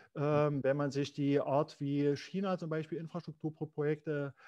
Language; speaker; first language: German; native; German